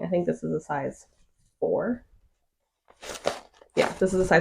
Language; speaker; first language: English; native; English